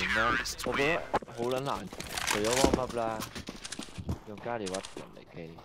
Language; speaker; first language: Cantonese; native; Cantonese